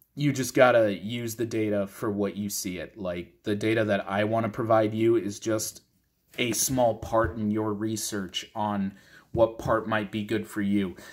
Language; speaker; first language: English; native; English